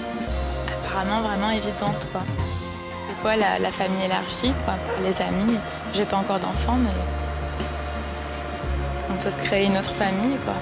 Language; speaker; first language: French; native; French